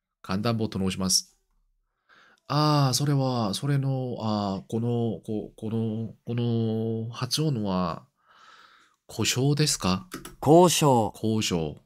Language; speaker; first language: Japanese; non-native, learner; Korean